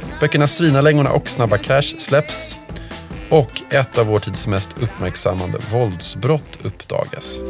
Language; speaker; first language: Swedish; native; Swedish